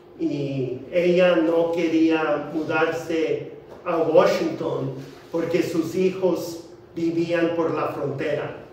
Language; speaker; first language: Spanish; non-native, fluent; English